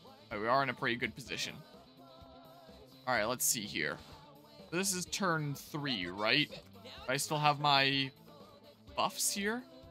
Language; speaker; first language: English; native; English